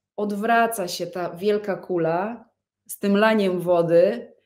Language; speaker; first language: Polish; early bilingual, other home language; Russian